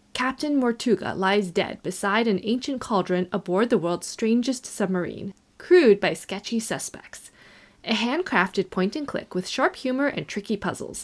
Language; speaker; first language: English; native; English